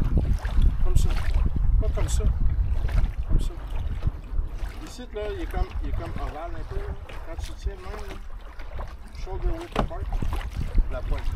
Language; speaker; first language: French; native; French